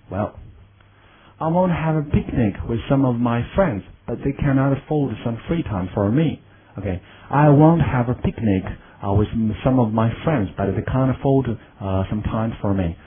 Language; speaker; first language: English; non-native, fluent; Chinese